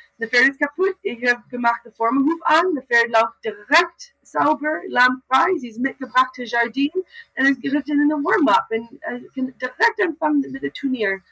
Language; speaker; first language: German; non-native, learner; English